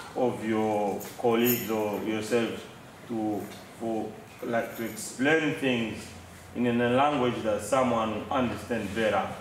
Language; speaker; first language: English; non-native, fluent; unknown